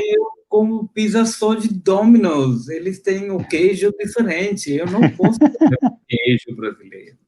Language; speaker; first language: Portuguese; non-native, fluent; Hindi